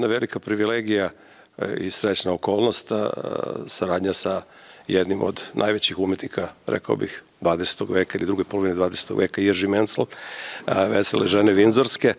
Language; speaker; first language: Serbian; native; Serbian